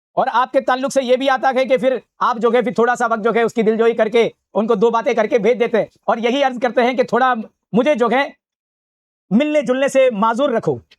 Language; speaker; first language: Urdu; native; Urdu